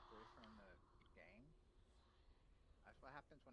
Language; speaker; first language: English; native; English